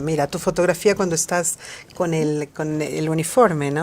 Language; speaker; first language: Spanish; native; Spanish